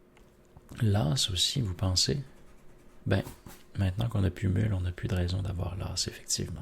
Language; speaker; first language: French; native; French